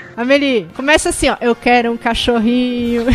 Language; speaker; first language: Portuguese; native; Portuguese